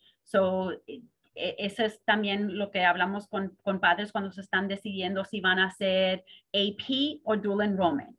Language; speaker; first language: Spanish; early bilingual, heritage; Spanish